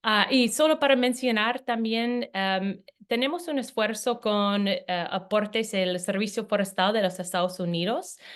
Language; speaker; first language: Spanish; non-native, fluent; English